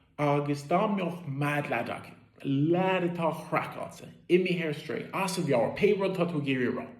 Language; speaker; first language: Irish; native; Irish